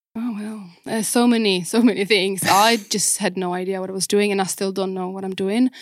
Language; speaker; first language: English; non-native, fluent; Czech